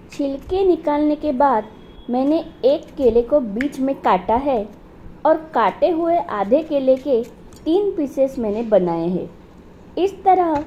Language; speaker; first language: Hindi; non-native, local second language; Marathi